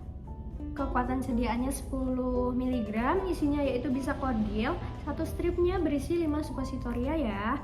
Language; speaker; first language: Indonesian; native; Indonesian